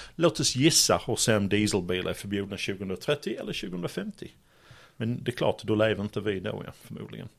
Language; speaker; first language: Swedish; non-native, fluent; English